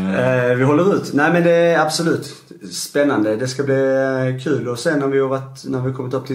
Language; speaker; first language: Swedish; native; Swedish